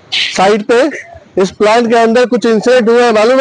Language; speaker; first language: Hindi; non-native, local second language; Bangla